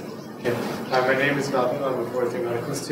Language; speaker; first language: English; native; English